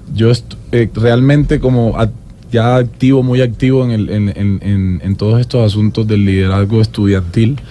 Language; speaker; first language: Spanish; native; Spanish